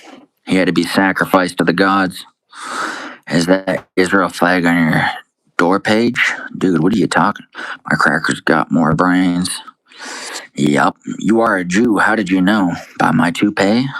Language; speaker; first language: English; native; English